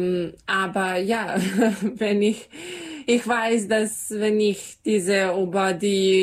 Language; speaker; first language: German; non-native, learner; Serbian